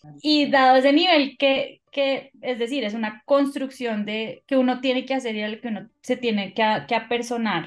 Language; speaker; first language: Spanish; native; Spanish